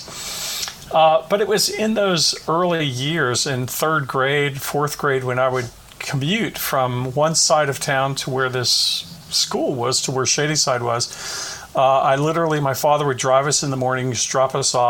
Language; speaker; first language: English; native; English